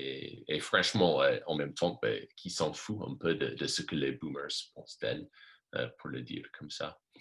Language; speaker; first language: French; non-native, fluent; English